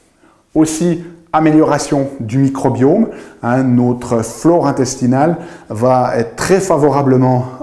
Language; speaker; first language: French; native; French